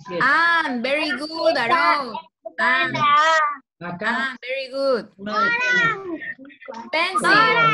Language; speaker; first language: English; non-native, fluent; Spanish